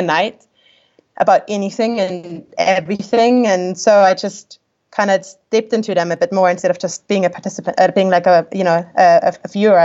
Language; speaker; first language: English; non-native, fluent; German